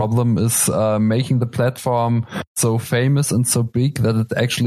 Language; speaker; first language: English; non-native, fluent; German